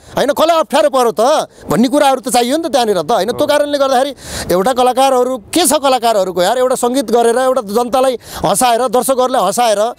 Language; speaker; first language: Nepali; native; Nepali